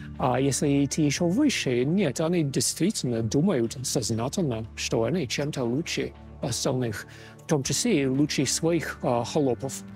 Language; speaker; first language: Russian; non-native, fluent; English